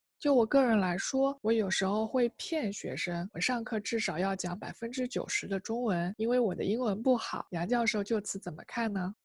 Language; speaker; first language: Chinese; native; Chinese